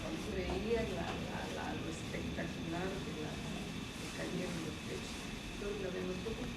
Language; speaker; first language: Spanish; native; Spanish